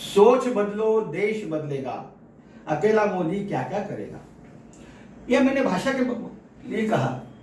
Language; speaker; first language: Hindi; native; Hindi